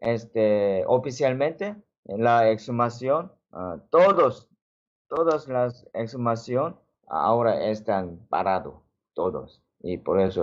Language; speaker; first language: Spanish; non-native, learner; Korean